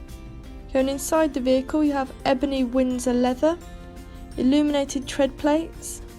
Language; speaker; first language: English; native; English